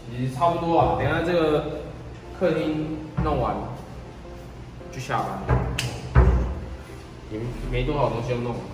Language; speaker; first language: Chinese; native; Chinese